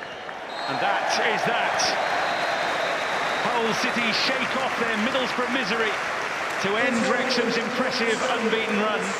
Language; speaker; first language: English; native; English